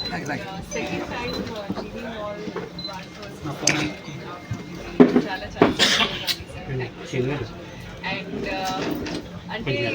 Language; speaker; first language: Telugu; non-native, learner; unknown